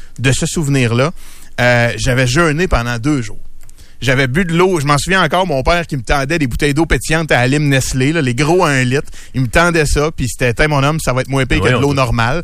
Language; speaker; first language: French; native; French